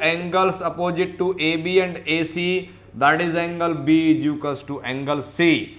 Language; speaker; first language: English; non-native, local second language; Hindi